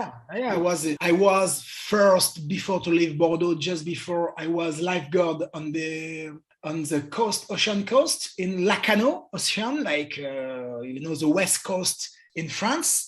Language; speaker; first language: English; non-native, learner; French